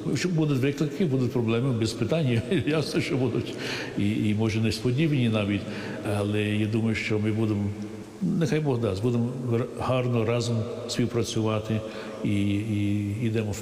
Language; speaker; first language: Ukrainian; early bilingual, heritage; English